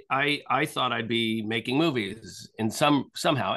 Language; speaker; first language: English; native; English